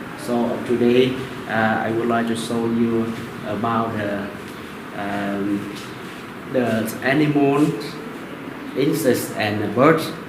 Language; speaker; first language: English; non-native, learner; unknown